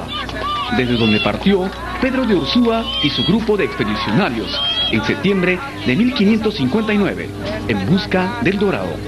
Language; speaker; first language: Spanish; native; Spanish